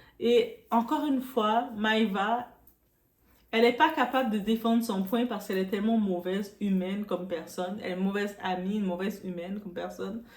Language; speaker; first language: French; non-native, local second language; Arabic